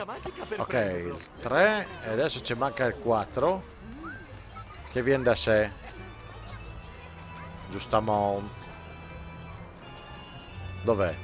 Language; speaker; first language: Italian; native; Italian